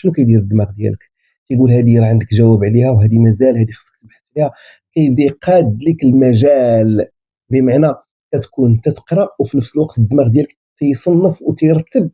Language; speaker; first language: Arabic; native; Arabic